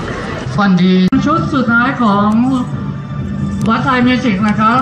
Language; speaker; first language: German; non-native, learner; Thai